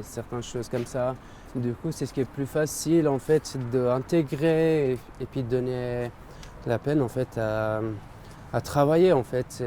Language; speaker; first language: French; non-native, fluent; Persian